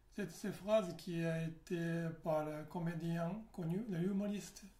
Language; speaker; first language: French; non-native, learner; Japanese